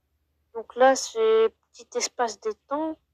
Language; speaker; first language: French; native; French